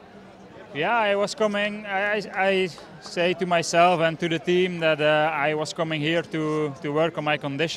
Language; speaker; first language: English; non-native, fluent; Dutch